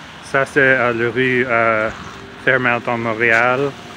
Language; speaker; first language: French; non-native, learner; English